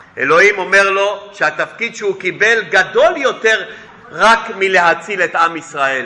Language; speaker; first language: Hebrew; non-native, fluent; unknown